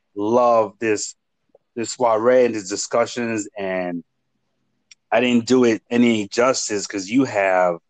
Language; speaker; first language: English; non-native, local second language; Igbo